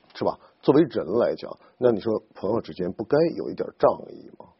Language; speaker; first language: Chinese; native; Chinese